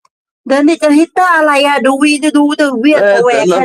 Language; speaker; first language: Swedish; non-native, learner; Thai